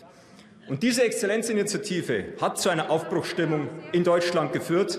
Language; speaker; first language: German; native; German